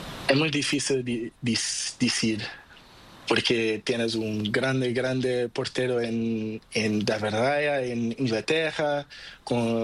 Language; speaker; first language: Spanish; non-native, learner; Portuguese